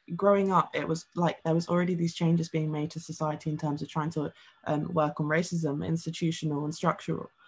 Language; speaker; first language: English; native; English